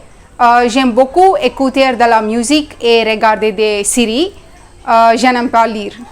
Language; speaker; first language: French; non-native, learner; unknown